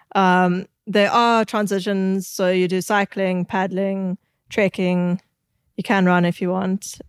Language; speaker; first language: English; native; English